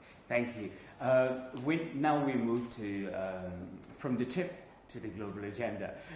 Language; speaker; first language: English; non-native, fluent; Uzbek